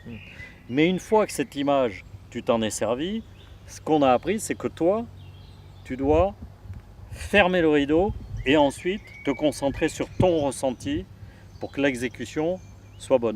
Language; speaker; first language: French; native; French